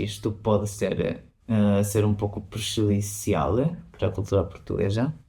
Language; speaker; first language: Portuguese; non-native, fluent; Spanish